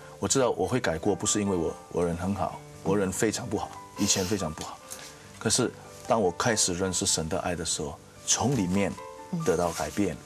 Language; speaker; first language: Chinese; non-native, fluent; Indonesian